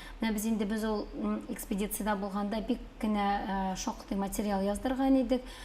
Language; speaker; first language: Tatar; native; Tatar